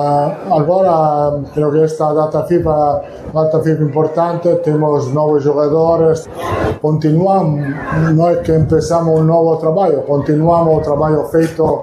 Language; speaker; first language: Portuguese; non-native, learner; Italian